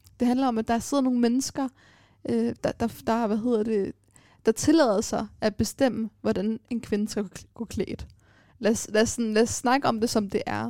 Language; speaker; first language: Danish; early bilingual, other home language; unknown